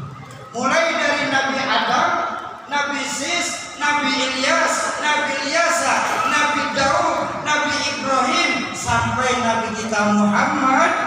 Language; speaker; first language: Indonesian; native; Indonesian